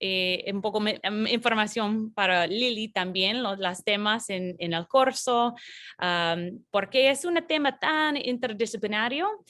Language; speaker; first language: Spanish; non-native, fluent; English